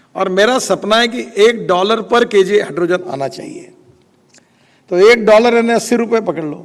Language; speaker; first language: Hindi; non-native, local second language; Marathi